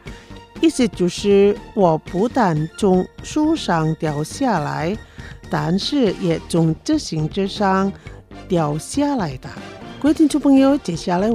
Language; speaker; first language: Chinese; non-native, fluent; Indonesian